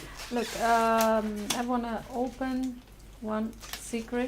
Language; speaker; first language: English; non-native, learner; Russian